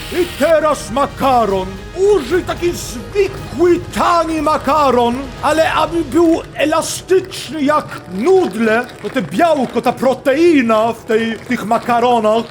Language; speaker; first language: Polish; non-native, fluent; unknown